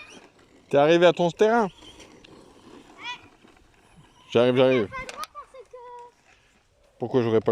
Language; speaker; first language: French; native; French